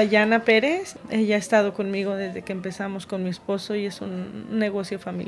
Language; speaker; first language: Spanish; native; Spanish